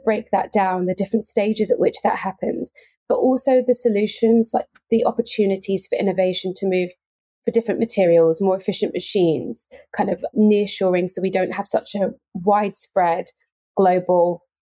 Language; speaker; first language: English; native; English